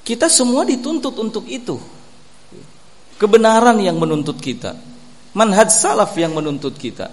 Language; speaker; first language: Indonesian; native; Indonesian